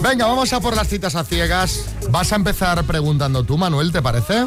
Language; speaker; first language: Spanish; native; Spanish